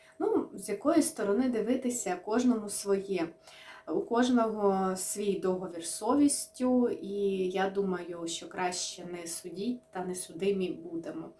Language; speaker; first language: Ukrainian; non-native, local second language; Russian